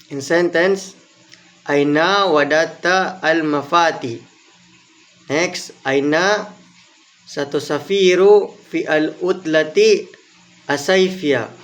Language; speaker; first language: Arabic; non-native, learner; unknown